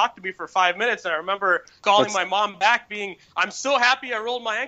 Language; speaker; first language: English; native; English